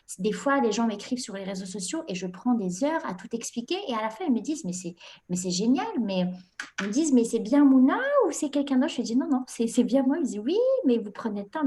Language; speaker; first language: French; non-native, local second language; Arabic